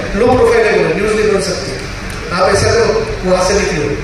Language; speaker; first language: Hindi; non-native, local second language; Marathi